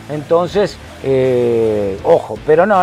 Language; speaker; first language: Spanish; native; Spanish